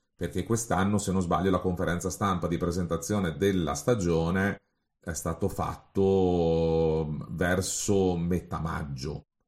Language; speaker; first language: Italian; native; Italian